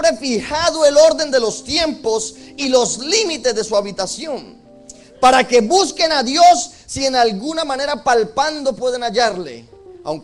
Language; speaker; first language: Spanish; native; Spanish